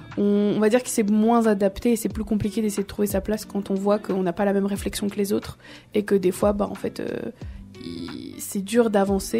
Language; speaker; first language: French; native; French